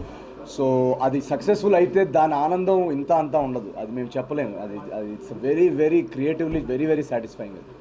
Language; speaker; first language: Telugu; native; Telugu